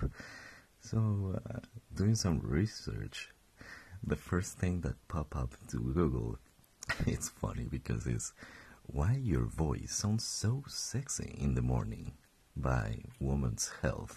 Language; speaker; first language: English; non-native, fluent; Spanish